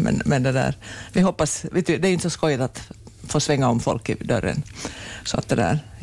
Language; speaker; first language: Swedish; native; Swedish